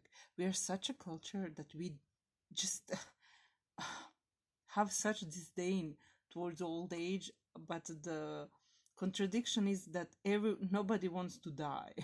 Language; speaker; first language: English; non-native, fluent; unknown